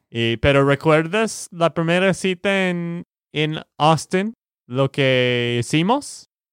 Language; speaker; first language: Spanish; non-native, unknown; English